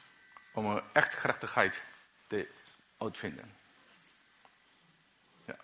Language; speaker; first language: Dutch; non-native, learner; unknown